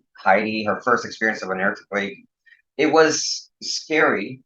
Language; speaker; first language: English; native; English